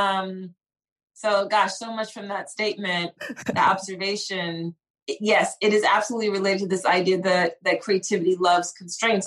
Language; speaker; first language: English; native; English